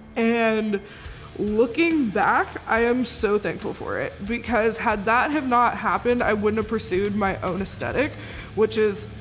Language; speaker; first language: English; native; English